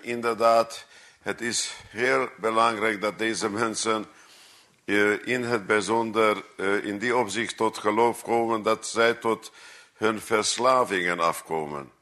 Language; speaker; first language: Dutch; non-native, fluent; Hungarian